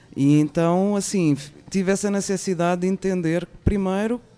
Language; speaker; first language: Portuguese; native; Portuguese